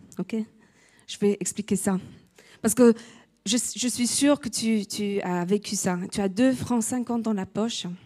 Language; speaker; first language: French; non-native, fluent; English